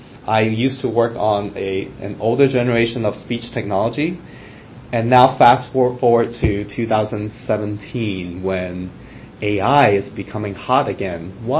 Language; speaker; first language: English; non-native, local second language; Cantonese